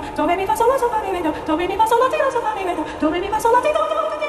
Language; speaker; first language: English; native; English